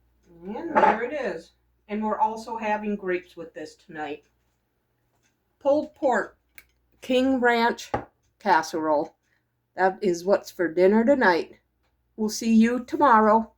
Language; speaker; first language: English; native; English